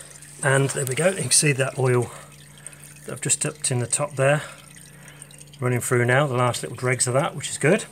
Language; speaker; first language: English; native; English